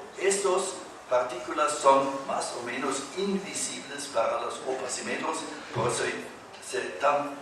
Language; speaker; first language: Spanish; non-native, fluent; German